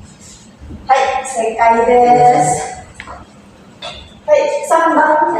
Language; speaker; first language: Japanese; non-native, learner; Indonesian